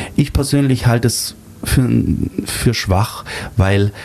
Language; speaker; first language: German; native; German